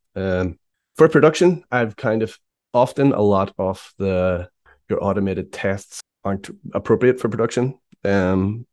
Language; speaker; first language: English; native; English